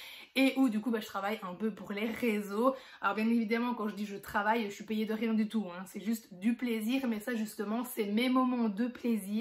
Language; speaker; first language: French; native; French